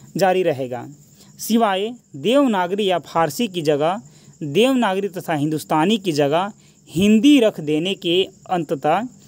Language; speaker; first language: Hindi; native; Hindi